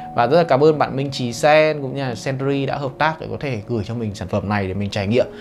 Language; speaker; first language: Vietnamese; native; Vietnamese